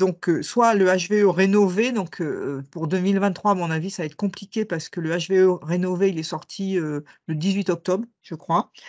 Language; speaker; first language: French; native; French